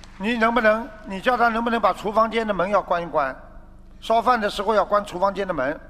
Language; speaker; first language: Chinese; native; Chinese